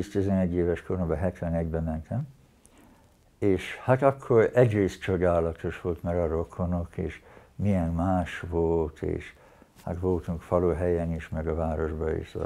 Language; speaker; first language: Hungarian; early bilingual, heritage; Hungarian